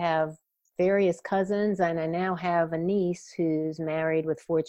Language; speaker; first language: English; native; English